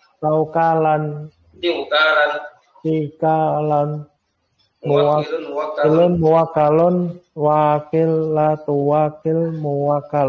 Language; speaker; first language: Arabic; non-native, learner; Indonesian